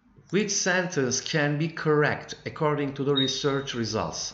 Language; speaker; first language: English; non-native, fluent; Turkish